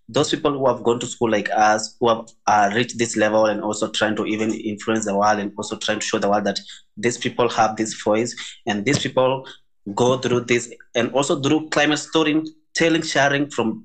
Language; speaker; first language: English; non-native, local second language; Masai